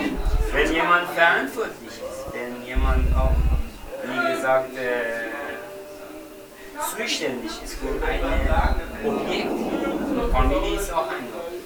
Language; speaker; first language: German; non-native, learner; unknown